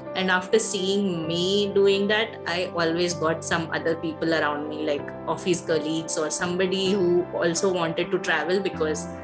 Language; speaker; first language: English; non-native, local second language; Hindi